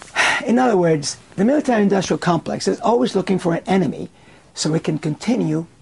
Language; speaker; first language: English; non-native, fluent; Spanish